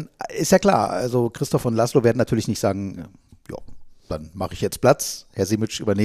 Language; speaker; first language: German; native; German